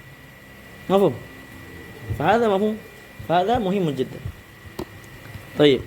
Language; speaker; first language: Arabic; non-native, fluent; Indonesian